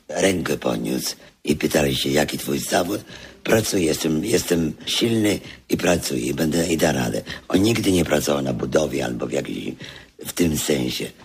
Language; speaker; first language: Polish; early bilingual, heritage; Polish